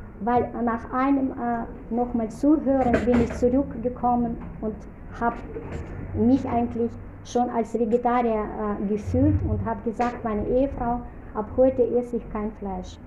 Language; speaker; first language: German; non-native, fluent; Russian